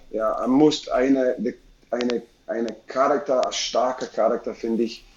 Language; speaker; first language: German; non-native, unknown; English